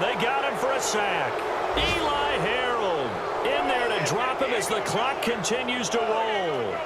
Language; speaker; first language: English; native; English